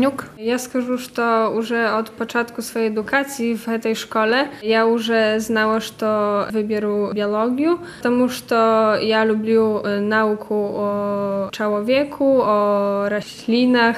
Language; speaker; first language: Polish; non-native, local second language; Belarusian